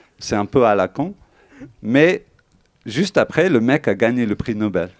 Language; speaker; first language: French; non-native, fluent; English